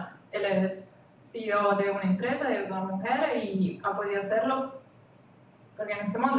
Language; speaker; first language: Spanish; non-native, learner; Italian